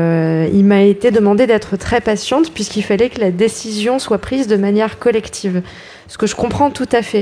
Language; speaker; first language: French; native; French